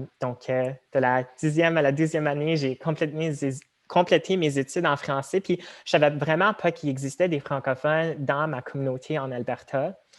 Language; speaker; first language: French; non-native, local second language; Tamil